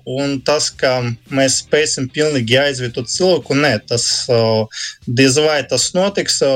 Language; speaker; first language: Latvian; non-native, local second language; Russian